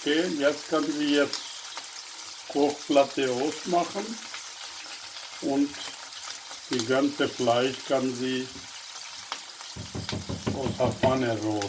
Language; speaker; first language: German; non-native, fluent; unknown